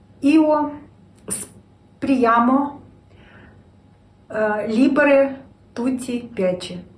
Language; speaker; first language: Italian; non-native, learner; Ukrainian